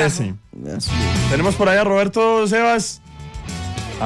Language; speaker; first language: Spanish; native; Spanish